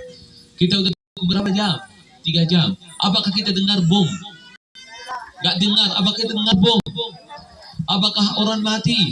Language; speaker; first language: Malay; non-native, fluent; Arabic